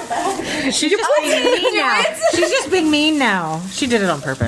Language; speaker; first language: English; native; English